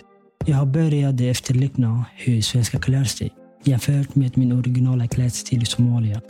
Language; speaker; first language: Swedish; early bilingual, other home language; Somali